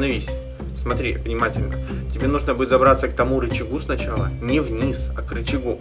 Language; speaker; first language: Russian; native; Russian